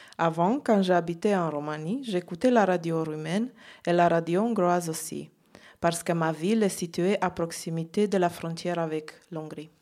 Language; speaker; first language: French; non-native, learner; Hungarian